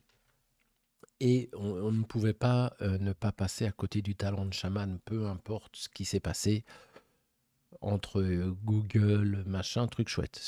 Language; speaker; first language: French; native; French